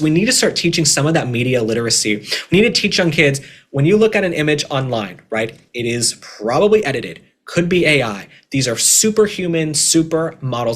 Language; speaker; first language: English; native; English